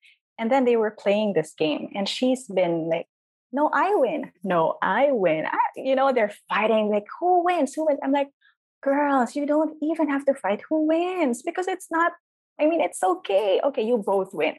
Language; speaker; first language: English; non-native, local second language; Filipino